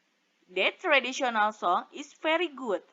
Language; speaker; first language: English; non-native, fluent; Indonesian